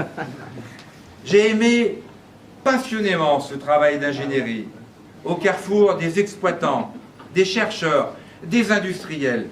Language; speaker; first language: French; native; French